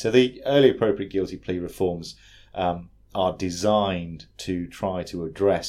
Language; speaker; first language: English; native; English